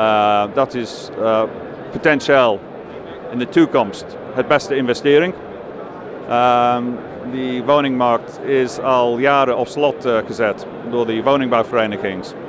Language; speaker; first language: Dutch; non-native, fluent; English